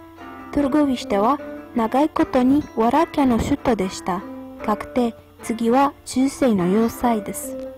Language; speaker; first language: Japanese; non-native, learner; Romanian